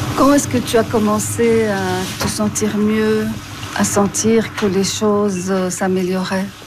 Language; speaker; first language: French; native; French